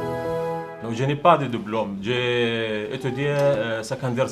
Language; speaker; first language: French; non-native, learner; Arabic